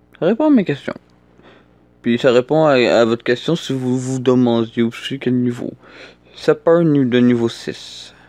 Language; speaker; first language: French; native; French